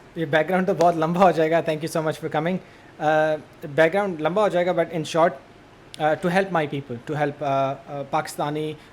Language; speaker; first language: Urdu; early bilingual, heritage; Urdu